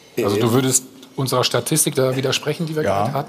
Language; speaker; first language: German; native; German